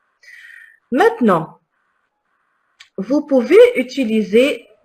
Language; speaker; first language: French; non-native, local second language; Arabic